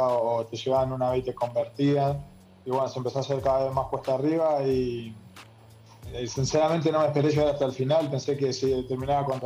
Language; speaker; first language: Spanish; native; Spanish